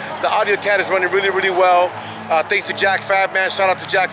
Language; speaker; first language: English; native; English